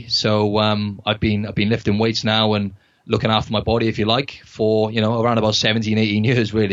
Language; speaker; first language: English; native; English